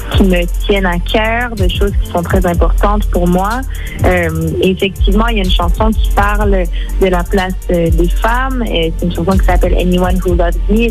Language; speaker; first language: French; native; French